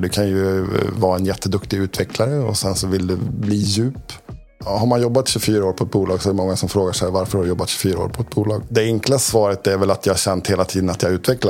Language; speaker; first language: Swedish; native; Swedish